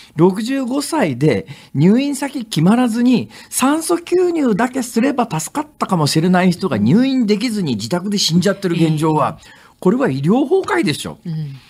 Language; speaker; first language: Japanese; native; Japanese